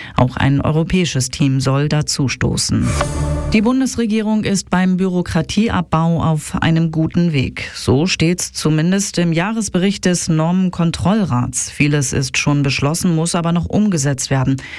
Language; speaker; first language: German; native; German